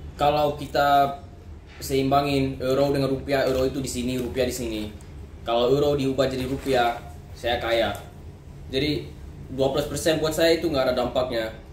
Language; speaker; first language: Indonesian; early bilingual, other home language; Dutch